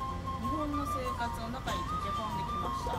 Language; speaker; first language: Japanese; native; Japanese